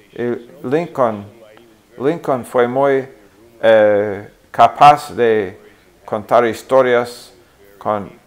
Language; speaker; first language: Spanish; non-native, fluent; English